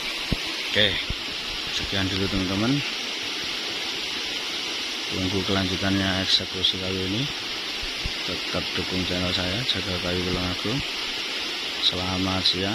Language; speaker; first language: Indonesian; non-native, local second language; Javanese